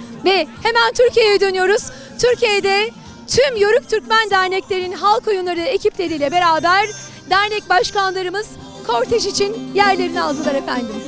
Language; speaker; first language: Turkish; native; Turkish